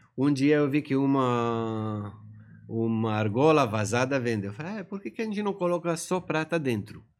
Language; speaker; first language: Portuguese; non-native, fluent; Persian